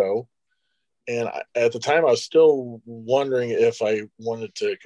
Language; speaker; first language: English; native; English